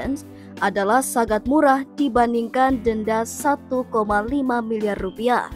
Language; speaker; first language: Indonesian; native; Indonesian